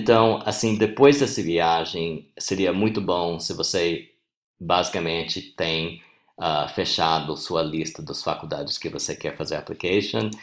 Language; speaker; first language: Portuguese; non-native, fluent; English